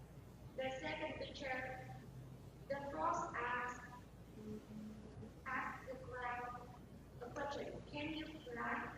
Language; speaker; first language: English; non-native, learner; Vietnamese